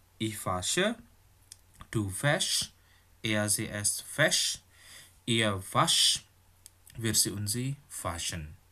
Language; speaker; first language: German; non-native, fluent; Indonesian